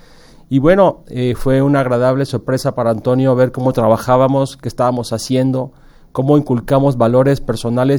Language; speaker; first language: Spanish; native; Spanish